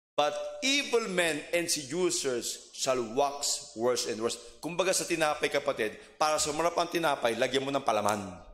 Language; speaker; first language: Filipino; non-native, local second language; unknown